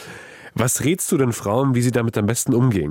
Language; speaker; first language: German; native; German